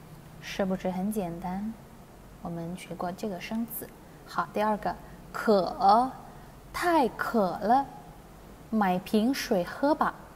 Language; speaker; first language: Chinese; non-native, fluent; Indonesian